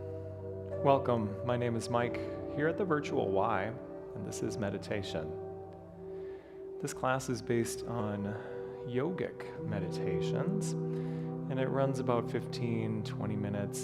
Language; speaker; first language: English; native; English